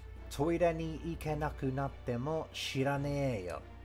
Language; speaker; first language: Japanese; non-native, fluent; English